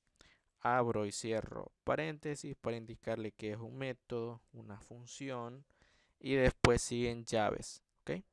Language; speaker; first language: Spanish; native; Spanish